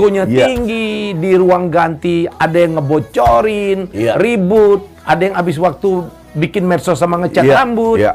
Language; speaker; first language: Indonesian; native; Indonesian